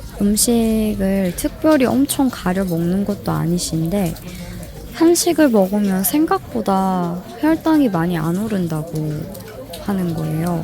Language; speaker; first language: Korean; non-native, fluent; Persian